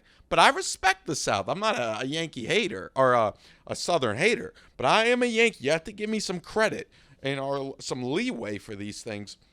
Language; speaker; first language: English; native; English